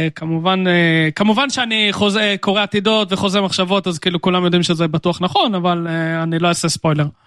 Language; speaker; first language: Hebrew; native; Hebrew